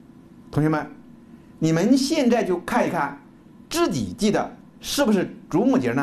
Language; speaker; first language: Chinese; native; Chinese